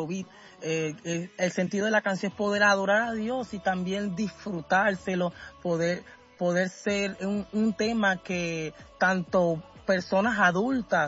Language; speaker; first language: Spanish; native; Spanish